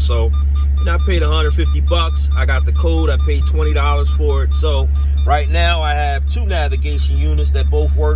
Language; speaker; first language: English; native; English